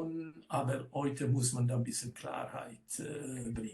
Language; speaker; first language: German; non-native, local second language; Italian